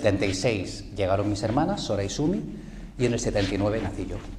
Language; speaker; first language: Spanish; early bilingual, other home language; Korean